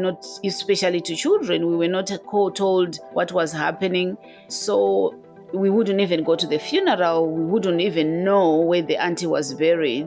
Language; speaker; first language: English; non-native, local second language; Shona